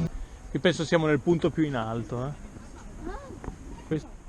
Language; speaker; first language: Italian; native; Italian